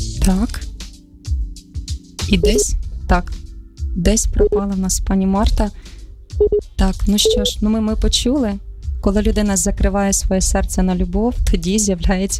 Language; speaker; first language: Ukrainian; native; Ukrainian